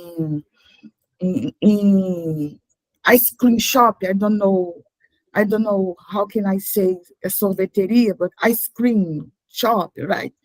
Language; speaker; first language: English; non-native, learner; Portuguese